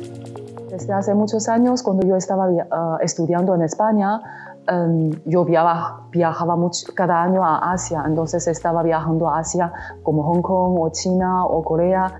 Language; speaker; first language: Spanish; non-native, learner; Chinese